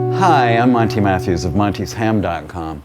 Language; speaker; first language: English; native; English